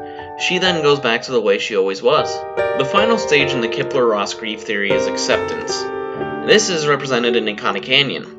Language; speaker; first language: English; native; English